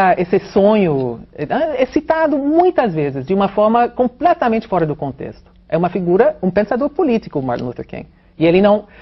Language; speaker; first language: Portuguese; non-native, fluent; English